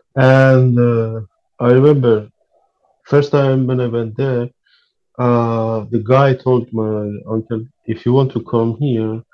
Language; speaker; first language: English; non-native, fluent; Persian